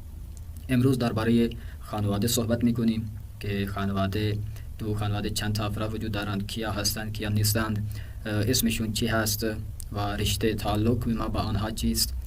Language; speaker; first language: Persian; non-native, fluent; Urdu